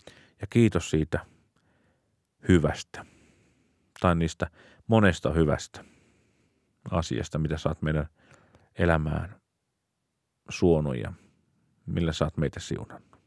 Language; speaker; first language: Finnish; native; Finnish